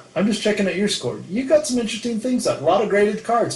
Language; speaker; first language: English; native; English